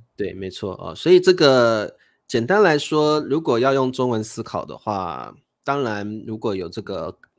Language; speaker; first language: Chinese; native; Chinese